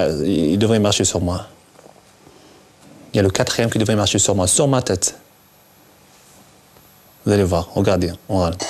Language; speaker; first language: French; non-native, local second language; Arabic